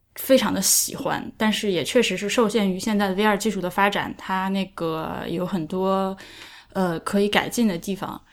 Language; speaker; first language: Chinese; native; Chinese